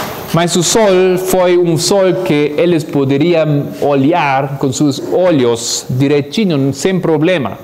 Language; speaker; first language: Portuguese; non-native, fluent; Spanish